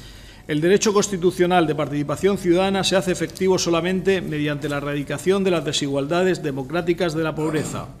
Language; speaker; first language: Spanish; native; Spanish